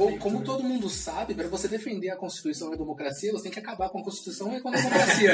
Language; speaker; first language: Portuguese; native; Portuguese